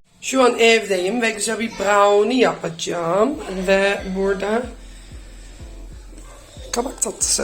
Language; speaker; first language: Turkish; non-native, fluent; Dutch